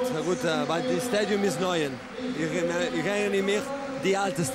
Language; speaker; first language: German; non-native, learner; Spanish